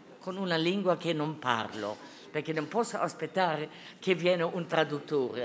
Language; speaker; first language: Italian; non-native, fluent; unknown